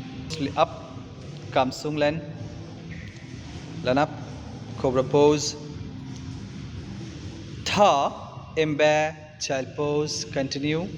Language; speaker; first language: Vietnamese; non-native, fluent; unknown